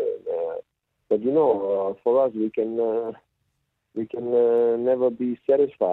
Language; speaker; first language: English; non-native, fluent; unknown